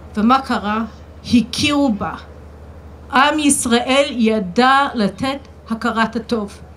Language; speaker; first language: Hebrew; non-native, fluent; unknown